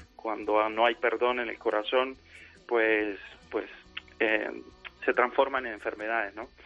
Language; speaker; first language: Spanish; native; Spanish